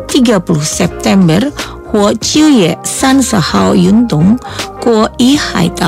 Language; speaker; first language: Chinese; early bilingual, heritage; Chinese